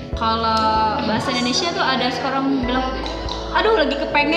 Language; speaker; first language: Malay; native; Malay